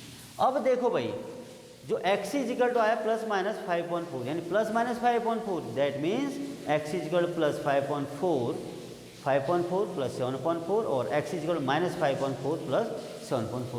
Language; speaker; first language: Hindi; native; Hindi